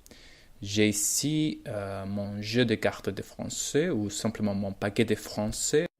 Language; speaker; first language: French; non-native, learner; Spanish